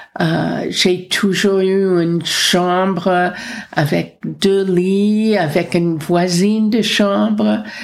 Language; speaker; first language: French; non-native, fluent; English